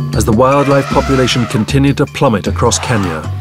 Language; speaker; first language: English; native; English